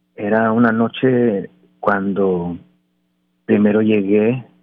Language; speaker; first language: Spanish; early bilingual, heritage; Spanish